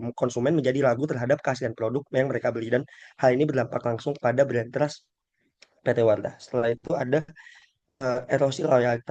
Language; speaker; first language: Indonesian; native; Indonesian